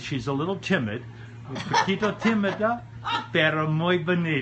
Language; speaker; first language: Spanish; non-native, learner; English